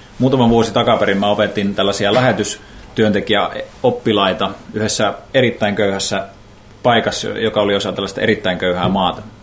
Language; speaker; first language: Finnish; native; Finnish